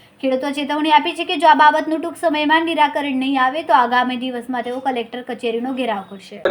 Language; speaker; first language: Gujarati; native; Gujarati